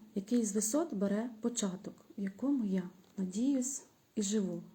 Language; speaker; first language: Ukrainian; native; Ukrainian